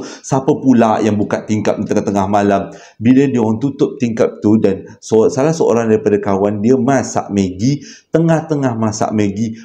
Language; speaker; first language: Malay; native; Malay